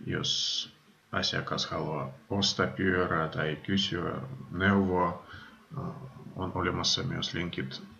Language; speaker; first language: Finnish; non-native, fluent; Russian